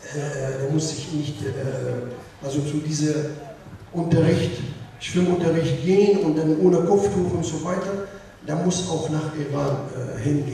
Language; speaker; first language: German; non-native, learner; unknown